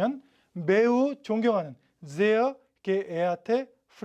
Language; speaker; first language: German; non-native, fluent; Korean